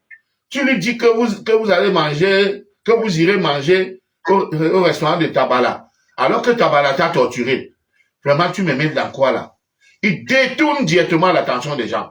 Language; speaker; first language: French; native; French